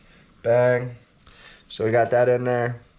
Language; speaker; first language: English; native; English